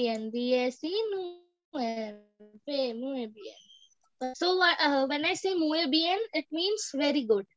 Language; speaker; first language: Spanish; non-native, fluent; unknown